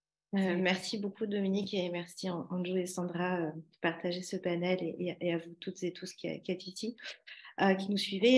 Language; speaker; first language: French; native; French